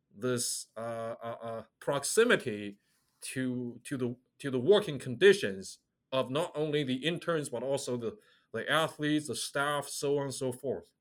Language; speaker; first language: English; non-native, fluent; Chinese